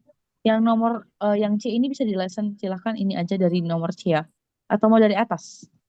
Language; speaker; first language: Indonesian; native; Indonesian